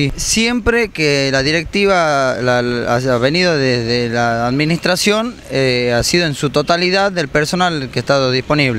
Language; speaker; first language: Spanish; native; Spanish